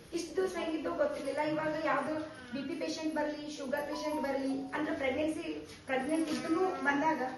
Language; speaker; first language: Kannada; native; Kannada